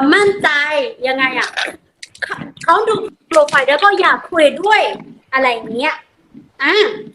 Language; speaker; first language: Thai; non-native, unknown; Burmese